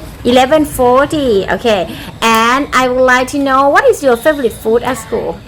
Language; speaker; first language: English; non-native, fluent; Thai